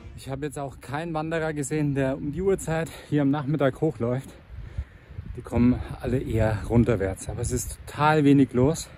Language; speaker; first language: German; native; German